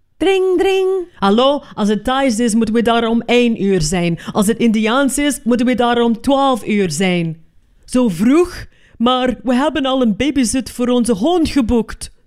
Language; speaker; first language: Dutch; non-native, fluent; English